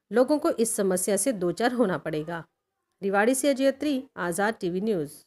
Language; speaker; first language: Hindi; native; Hindi